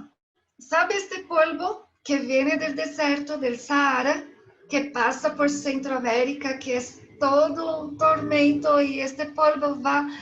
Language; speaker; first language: Spanish; non-native, fluent; Portuguese